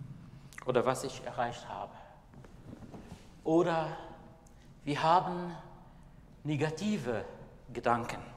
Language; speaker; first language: German; non-native, fluent; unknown